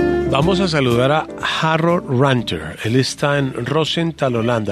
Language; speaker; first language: Spanish; native; Spanish